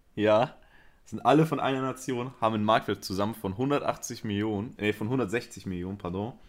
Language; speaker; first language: German; early bilingual, other home language; Spanish